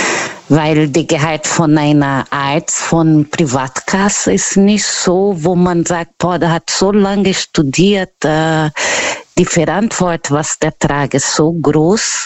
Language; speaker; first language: German; non-native, learner; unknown